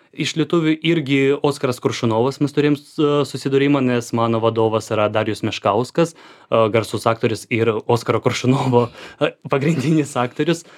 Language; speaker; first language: Lithuanian; non-native, fluent; Ukrainian